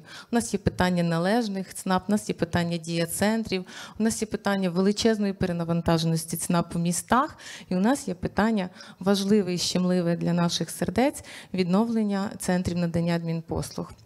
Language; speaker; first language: Ukrainian; native; Ukrainian